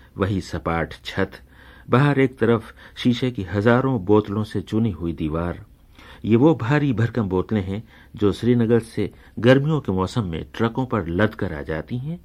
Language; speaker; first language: Urdu; native; Urdu